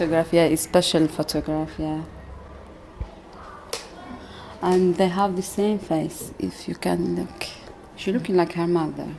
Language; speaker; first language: English; non-native, learner; Arabic